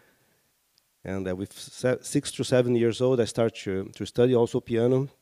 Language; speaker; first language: English; non-native, fluent; Portuguese